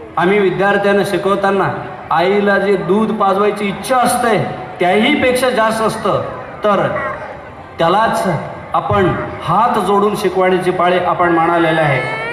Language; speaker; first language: Marathi; non-native, local second language; Kannada